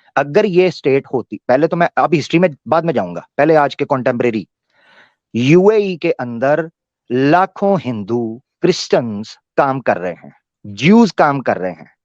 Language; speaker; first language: Urdu; native; Urdu